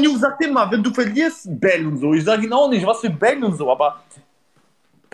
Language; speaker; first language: German; non-native, learner; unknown